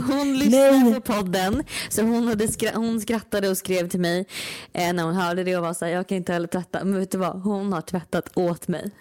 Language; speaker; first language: Swedish; native; Swedish